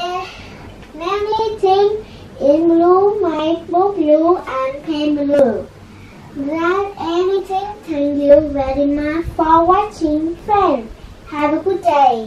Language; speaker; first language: English; non-native, learner; Vietnamese